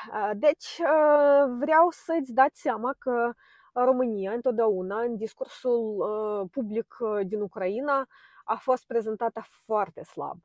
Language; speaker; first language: Romanian; non-native, fluent; Ukrainian